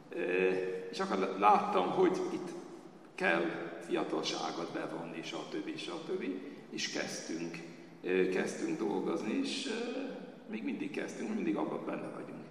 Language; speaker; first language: Hungarian; early bilingual, heritage; Hungarian